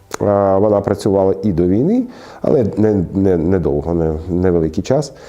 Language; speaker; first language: Ukrainian; non-native, local second language; Russian